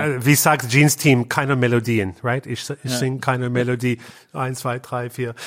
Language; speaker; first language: German; non-native, learner; English